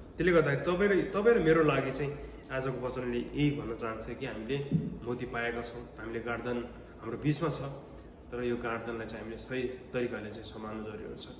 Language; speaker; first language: Nepali; native; Nepali